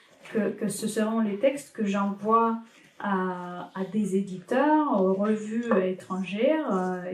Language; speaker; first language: French; non-native, fluent; Ukrainian